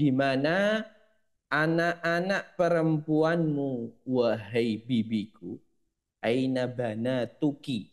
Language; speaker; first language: Indonesian; native; Indonesian